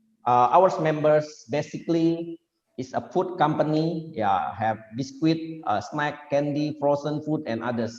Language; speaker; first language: English; non-native, fluent; Indonesian